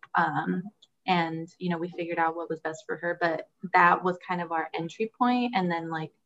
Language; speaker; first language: English; early bilingual, other home language; Spanish